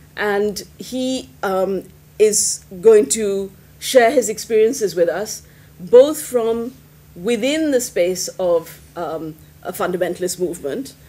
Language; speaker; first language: English; non-native, local second language; Hindi